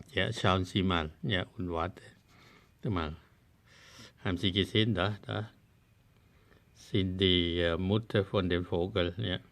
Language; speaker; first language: German; non-native, learner; Thai